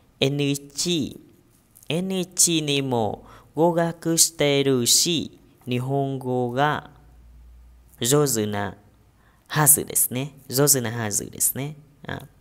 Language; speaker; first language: Japanese; non-native, fluent; Vietnamese